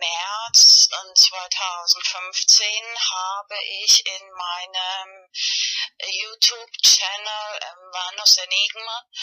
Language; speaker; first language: German; non-native, fluent; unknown